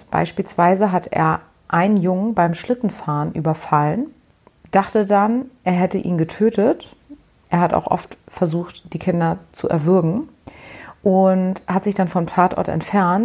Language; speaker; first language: German; native; German